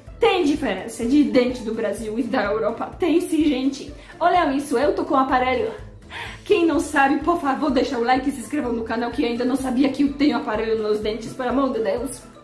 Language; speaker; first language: Portuguese; non-native, fluent; Polish